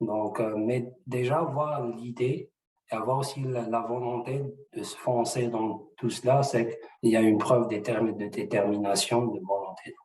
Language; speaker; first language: French; non-native, local second language; Arabic